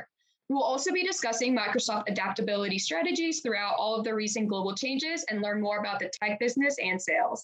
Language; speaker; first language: English; native; English